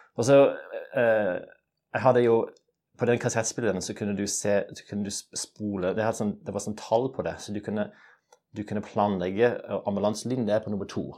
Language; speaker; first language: Norwegian; non-native, fluent; English